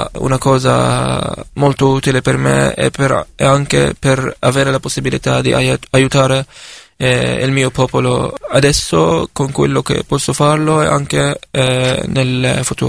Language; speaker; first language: Italian; non-native, fluent; Arabic